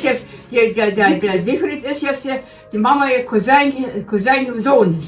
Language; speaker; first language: German; native; German